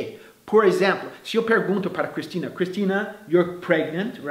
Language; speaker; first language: Portuguese; non-native, fluent; English